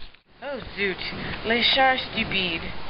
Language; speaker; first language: French; non-native, learner; English